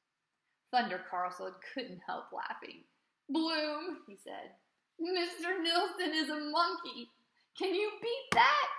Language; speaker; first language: English; native; English